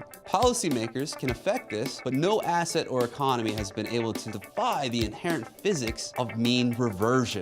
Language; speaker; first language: English; native; English